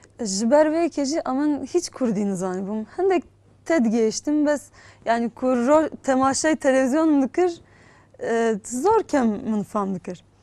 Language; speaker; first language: Kurdish; non-native, local second language; Turkish